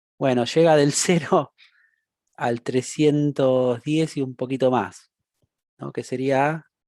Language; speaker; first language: Spanish; native; Spanish